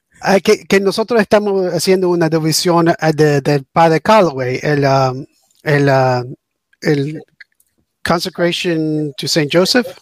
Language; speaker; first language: Spanish; early bilingual, heritage; English